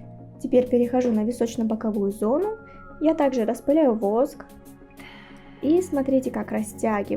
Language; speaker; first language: Russian; native; Russian